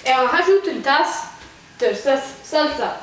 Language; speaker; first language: French; non-native, learner; English